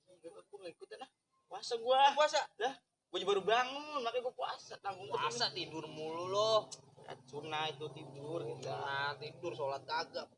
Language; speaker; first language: Indonesian; native; Indonesian